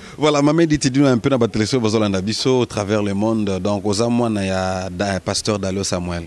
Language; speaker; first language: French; non-native, local second language; Lingala